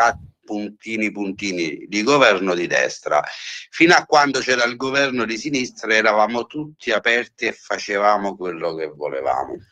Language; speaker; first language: Italian; native; Italian